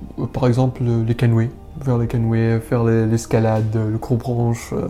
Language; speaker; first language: French; non-native, learner; Arabic